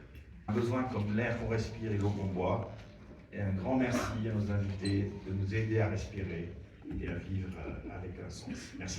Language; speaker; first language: French; native; French